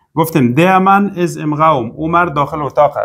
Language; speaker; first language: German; non-native, fluent; Persian